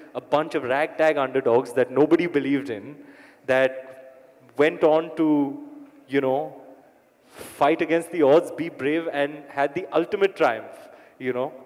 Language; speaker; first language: English; non-native, local second language; Hindi